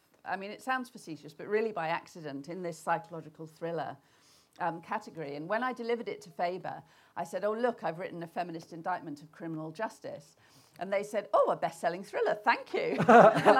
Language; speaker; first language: English; native; English